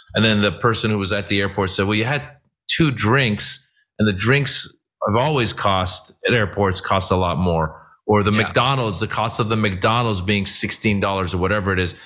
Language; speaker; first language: English; non-native, fluent; Persian